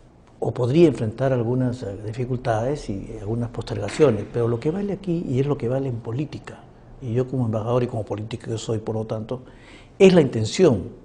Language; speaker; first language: Spanish; native; Spanish